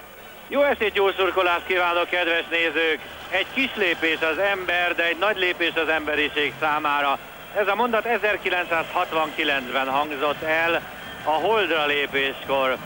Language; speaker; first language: Hungarian; native; Hungarian